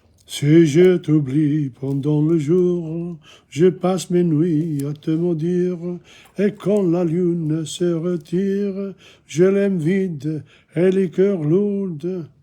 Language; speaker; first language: French; non-native, fluent; English